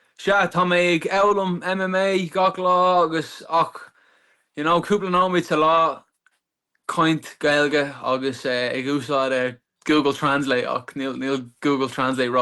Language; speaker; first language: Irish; non-native, local second language; English